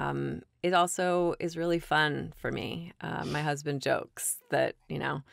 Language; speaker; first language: English; native; English